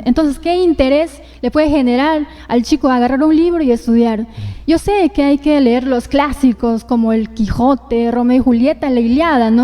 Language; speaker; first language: Spanish; native; Spanish